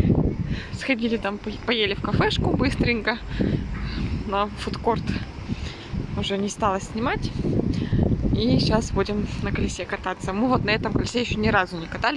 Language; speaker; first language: Russian; native; Russian